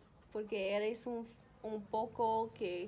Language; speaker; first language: Spanish; non-native, learner; English